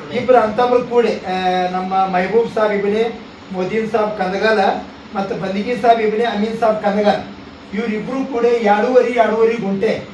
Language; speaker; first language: Kannada; non-native, local second language; Urdu